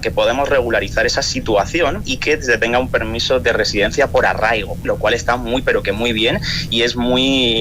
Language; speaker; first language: Spanish; native; Spanish